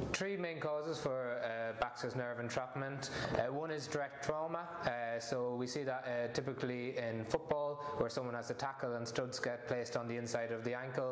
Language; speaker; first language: English; native; English